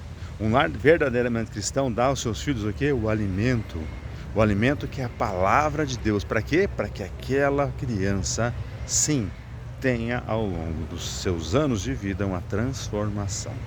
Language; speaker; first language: Portuguese; native; Portuguese